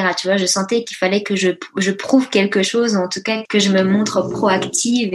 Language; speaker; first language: French; early bilingual, other home language; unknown